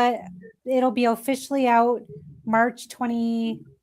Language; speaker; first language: English; native; English